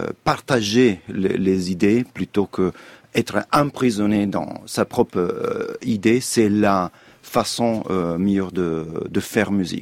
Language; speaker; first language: French; non-native, fluent; Italian